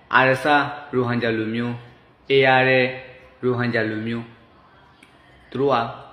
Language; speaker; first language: Burmese; non-native, local second language; Rohingya